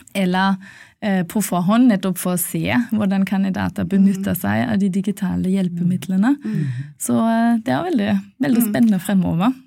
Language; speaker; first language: Norwegian; non-native, fluent; German